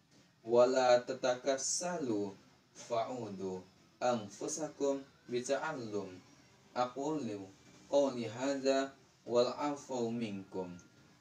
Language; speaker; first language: Arabic; non-native, learner; Indonesian